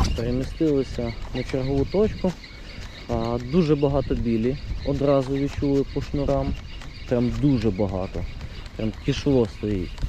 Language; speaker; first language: Ukrainian; non-native, local second language; Russian